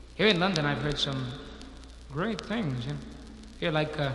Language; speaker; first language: English; native; English